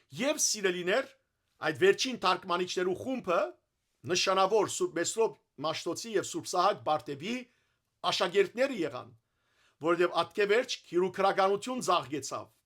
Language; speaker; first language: Armenian; native; Armenian